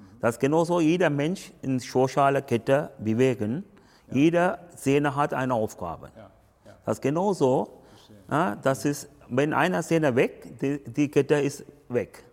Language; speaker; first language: German; non-native, learner; Tamil